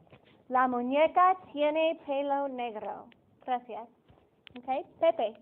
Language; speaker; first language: Spanish; non-native, fluent; English